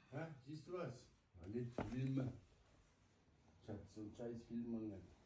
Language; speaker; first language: German; native; German